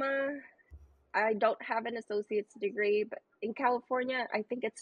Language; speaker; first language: English; non-native, local second language; Filipino